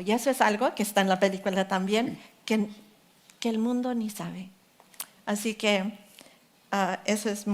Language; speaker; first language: Spanish; early bilingual, heritage; Spanish